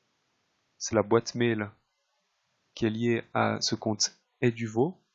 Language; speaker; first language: French; native; French